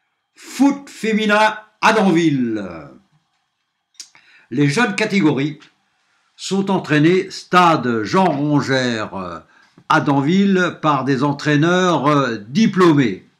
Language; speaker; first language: French; native; French